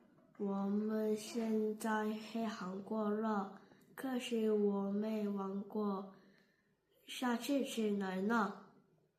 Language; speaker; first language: Chinese; non-native, learner; Korean